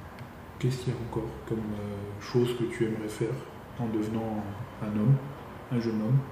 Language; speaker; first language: French; native; French